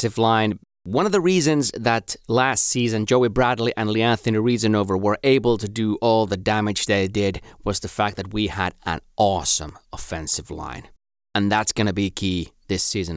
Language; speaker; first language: English; non-native, fluent; Finnish